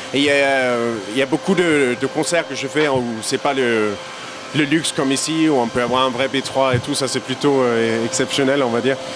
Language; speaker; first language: French; non-native, fluent; Danish